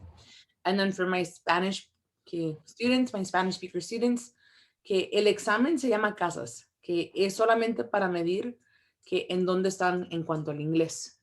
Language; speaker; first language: Spanish; early bilingual, heritage; Spanish